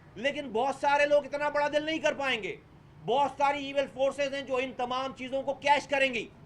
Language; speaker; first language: Urdu; native; Urdu